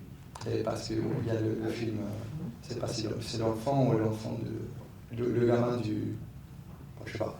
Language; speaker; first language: French; non-native, fluent; Spanish